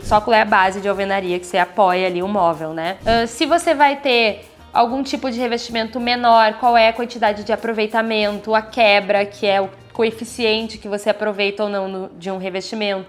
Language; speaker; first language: Portuguese; native; Portuguese